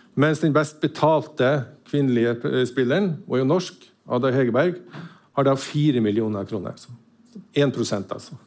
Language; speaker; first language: Norwegian; native; Norwegian